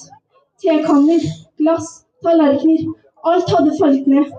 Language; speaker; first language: Norwegian; early bilingual, other home language; Persian